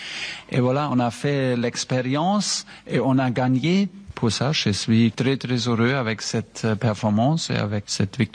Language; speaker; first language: French; non-native, fluent; German